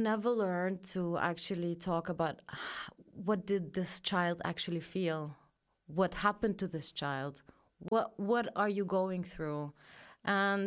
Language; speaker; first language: English; non-native, fluent; German